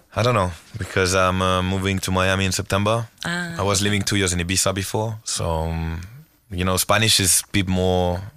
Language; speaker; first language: English; non-native, fluent; French